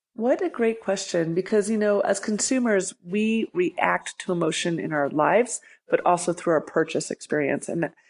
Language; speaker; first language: English; native; English